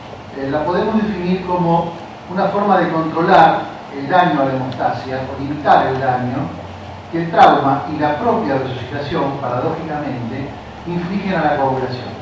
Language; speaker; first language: Spanish; native; Spanish